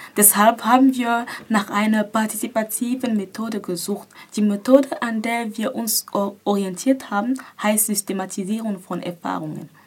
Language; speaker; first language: German; non-native, fluent; French